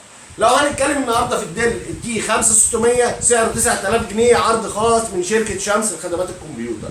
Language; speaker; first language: Arabic; native; Arabic